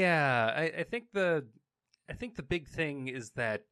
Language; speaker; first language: English; native; English